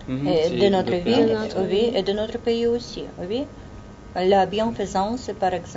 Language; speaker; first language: French; non-native, fluent; Russian